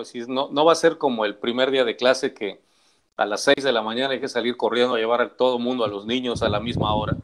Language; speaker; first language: Spanish; native; Spanish